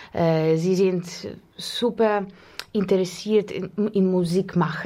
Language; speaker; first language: German; non-native, learner; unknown